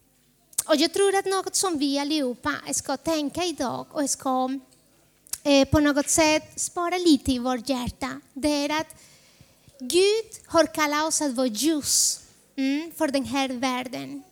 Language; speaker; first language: Swedish; non-native, fluent; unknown